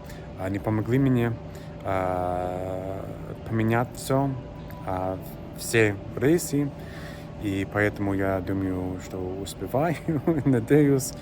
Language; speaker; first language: Russian; non-native, learner; English